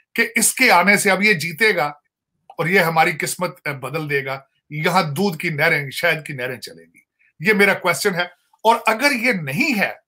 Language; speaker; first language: Urdu; non-native, local second language; Punjabi